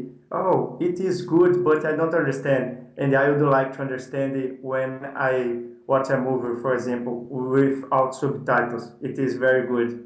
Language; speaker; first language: English; non-native, learner; Portuguese